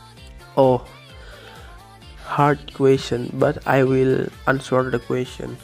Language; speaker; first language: English; non-native, learner; Indonesian